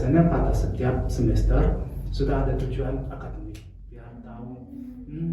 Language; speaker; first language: Indonesian; non-native, fluent; Chinese